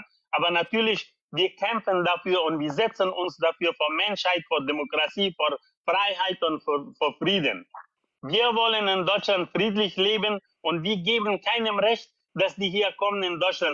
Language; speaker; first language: German; non-native, fluent; Persian